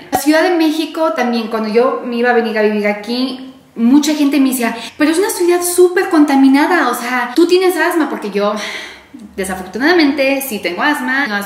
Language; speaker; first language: Spanish; early bilingual, heritage; English